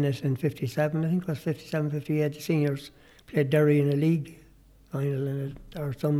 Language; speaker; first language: English; native; English